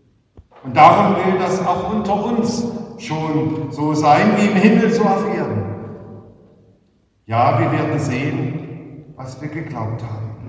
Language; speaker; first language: German; native; German